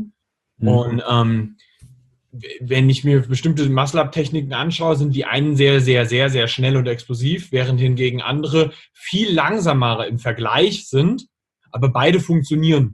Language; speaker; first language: German; native; German